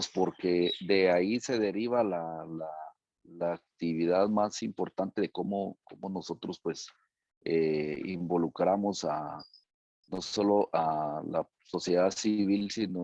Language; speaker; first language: Spanish; native; Spanish